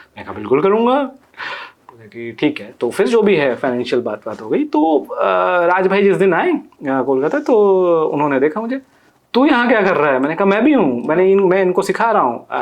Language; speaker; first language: Hindi; non-native, local second language; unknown